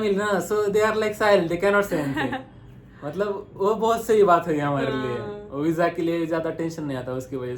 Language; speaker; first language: Hindi; non-native, local second language; Marathi